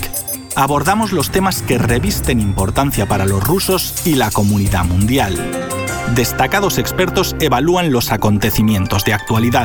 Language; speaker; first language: Spanish; native; Spanish